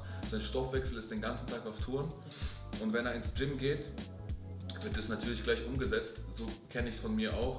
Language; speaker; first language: German; native; German